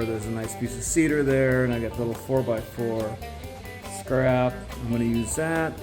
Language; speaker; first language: English; native; English